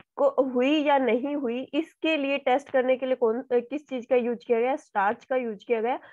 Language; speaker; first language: Hindi; native; Hindi